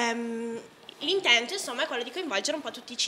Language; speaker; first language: Italian; native; Italian